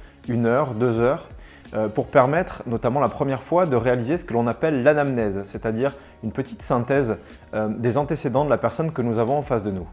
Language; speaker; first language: French; native; French